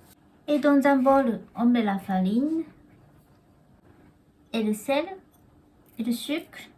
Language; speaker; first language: French; non-native, learner; Japanese